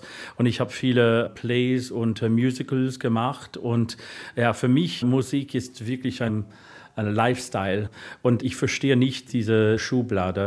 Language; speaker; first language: German; non-native, fluent; English